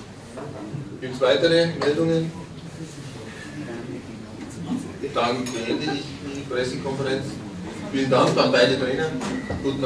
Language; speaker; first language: German; native; German